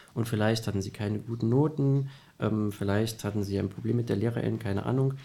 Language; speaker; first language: German; native; German